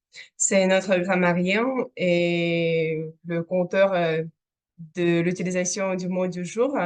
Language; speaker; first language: French; non-native, fluent; Russian